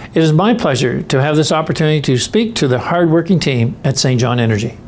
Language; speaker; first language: English; native; English